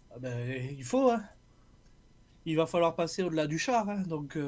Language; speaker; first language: French; native; French